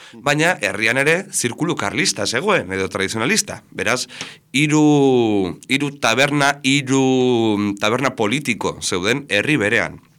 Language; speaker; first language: Basque; native; Basque